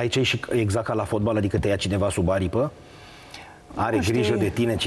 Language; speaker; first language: Romanian; native; Romanian